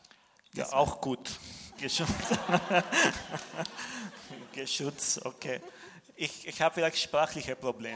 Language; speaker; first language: German; non-native, fluent; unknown